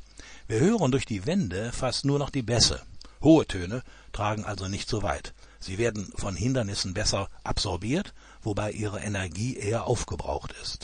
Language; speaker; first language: German; native; German